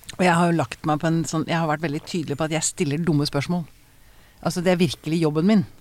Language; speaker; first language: Norwegian; native; Norwegian